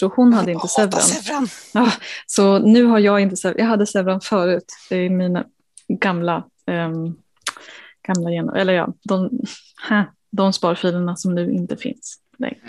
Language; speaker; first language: Swedish; native; Swedish